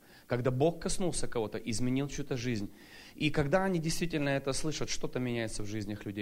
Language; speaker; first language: Russian; native; Russian